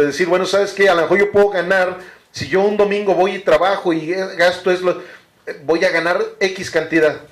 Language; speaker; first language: Spanish; native; Spanish